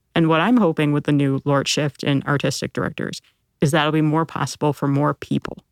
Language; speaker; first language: English; early bilingual, other home language; Filipino